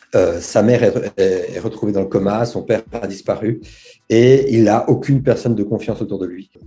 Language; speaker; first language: French; native; French